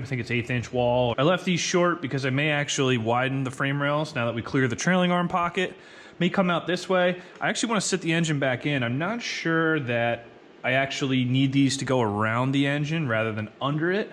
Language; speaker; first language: English; native; English